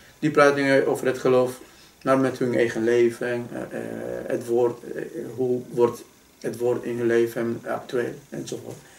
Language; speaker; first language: Dutch; non-native, fluent; Spanish